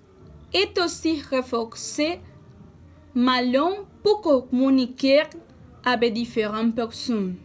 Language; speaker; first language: French; non-native, learner; Spanish